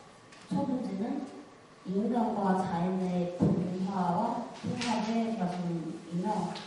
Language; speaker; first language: Korean; non-native, fluent; Chinese